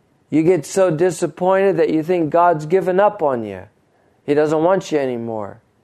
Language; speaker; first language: English; native; English